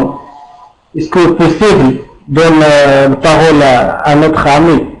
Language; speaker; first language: French; non-native, learner; Arabic